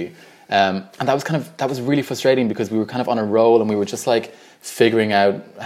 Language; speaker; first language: English; native; English